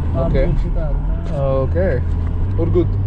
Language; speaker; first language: English; non-native, local second language; Malayalam